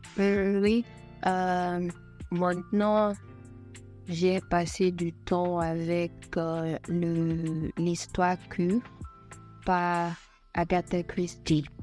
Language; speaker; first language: French; non-native, learner; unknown